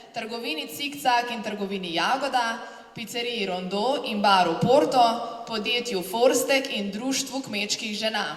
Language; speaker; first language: Slovenian; native; Slovenian